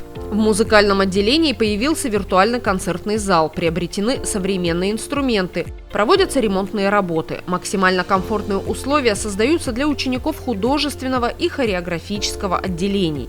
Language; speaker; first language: Russian; native; Russian